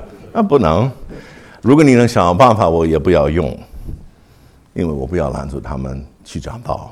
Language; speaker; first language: Chinese; non-native, fluent; English